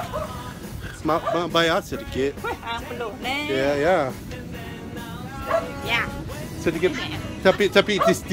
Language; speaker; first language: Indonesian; non-native, learner; English